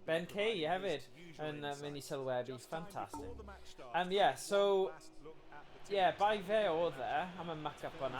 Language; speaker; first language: Welsh; native; Welsh